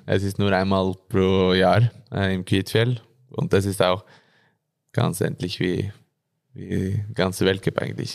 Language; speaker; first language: German; non-native, learner; Norwegian